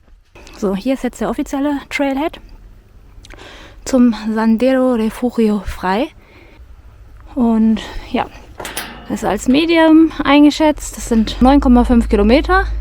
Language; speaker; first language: German; native; German